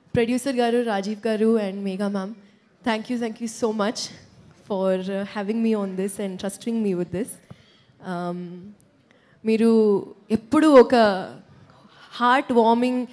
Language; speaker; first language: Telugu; non-native, local second language; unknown